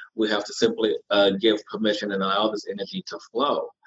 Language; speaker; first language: English; native; English